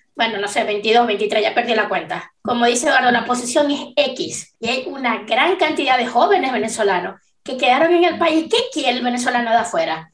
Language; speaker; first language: Spanish; native; Spanish